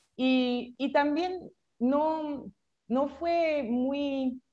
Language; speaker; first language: Spanish; non-native, fluent; French